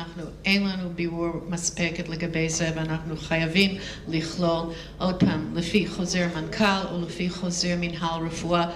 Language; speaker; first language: Hebrew; non-native, fluent; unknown